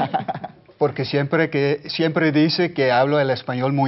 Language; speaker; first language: Spanish; non-native, fluent; Dutch